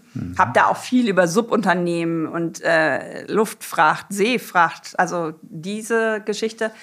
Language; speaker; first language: German; native; German